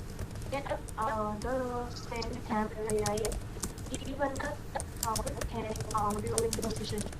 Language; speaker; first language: English; non-native, learner; Vietnamese